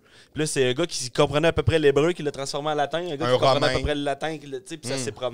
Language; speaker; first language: French; native; French